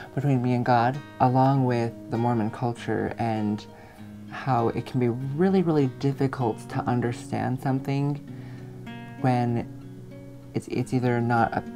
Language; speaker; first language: English; native; English